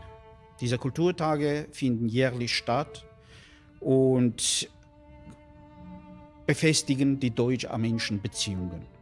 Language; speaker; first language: German; non-native, fluent; Armenian